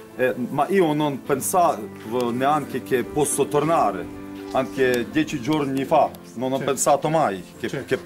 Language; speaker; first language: Italian; non-native, learner; Ukrainian